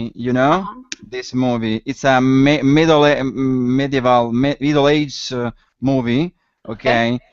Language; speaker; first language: English; non-native, learner; Italian